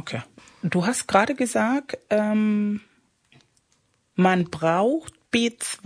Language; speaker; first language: German; early bilingual, other home language; Spanish